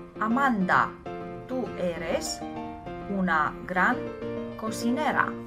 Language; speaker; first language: Spanish; non-native, learner; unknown